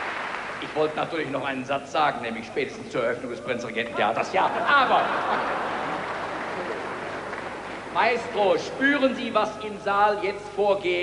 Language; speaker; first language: German; native; German